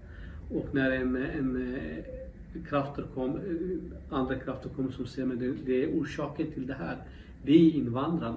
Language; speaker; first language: Swedish; non-native, local second language; Kurdish